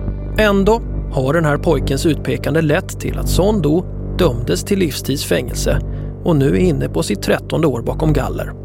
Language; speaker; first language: Swedish; native; Swedish